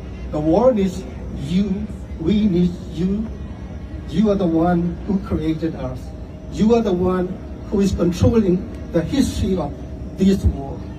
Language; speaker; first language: English; non-native, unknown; Tedim Chin